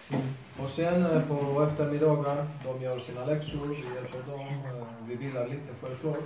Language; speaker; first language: Swedish; non-native, fluent; Spanish